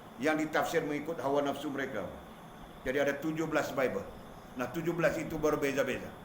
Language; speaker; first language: Malay; native; Malay